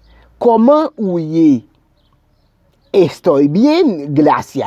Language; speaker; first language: Spanish; non-native, learner; Haitian Creole